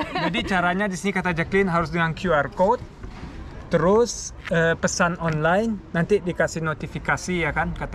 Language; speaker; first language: Indonesian; early bilingual, heritage; German